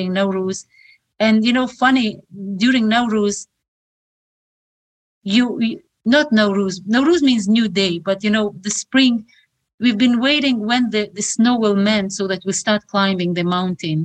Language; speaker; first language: English; non-native, fluent; Shughni